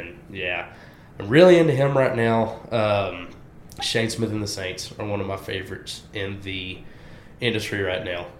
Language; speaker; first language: English; native; English